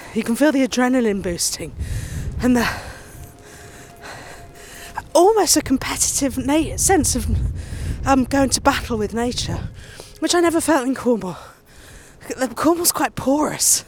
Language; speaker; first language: English; native; English